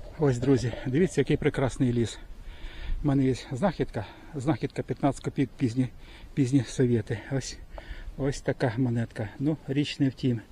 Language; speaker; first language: Ukrainian; native; Ukrainian